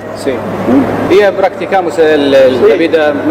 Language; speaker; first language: Spanish; non-native, learner; Arabic